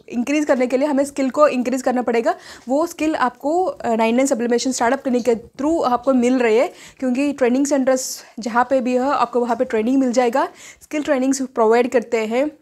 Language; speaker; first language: Hindi; non-native, local second language; Telugu